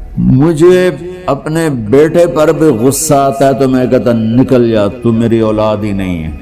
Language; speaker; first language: Urdu; non-native, local second language; Punjabi